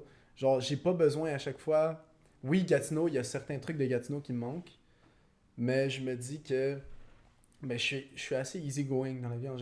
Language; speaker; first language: French; native; French